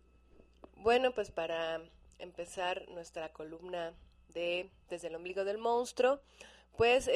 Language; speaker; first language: Spanish; native; Spanish